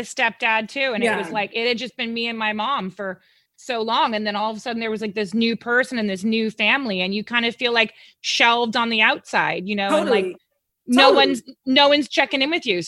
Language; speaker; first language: English; native; English